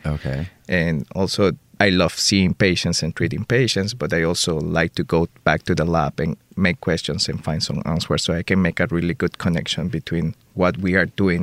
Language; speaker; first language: English; non-native, fluent; Spanish